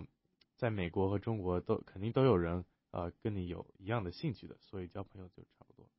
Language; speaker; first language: Chinese; early bilingual, heritage; Chinese